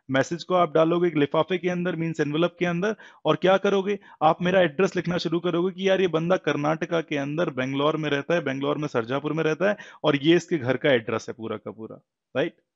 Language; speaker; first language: Hindi; native; Hindi